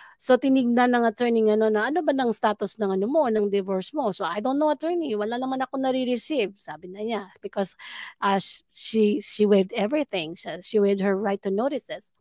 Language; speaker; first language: Filipino; native; Filipino